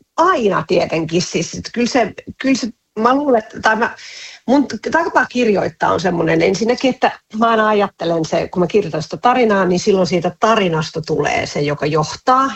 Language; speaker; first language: Finnish; native; Finnish